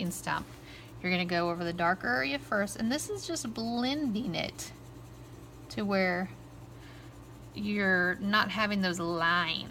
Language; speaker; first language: English; native; English